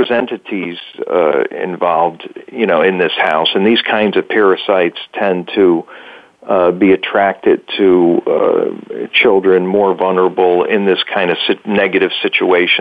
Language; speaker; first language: English; native; English